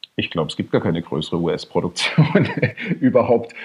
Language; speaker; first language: German; native; German